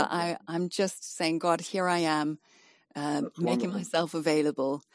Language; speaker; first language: English; native; English